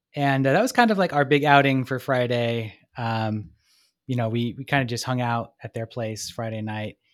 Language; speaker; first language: English; native; English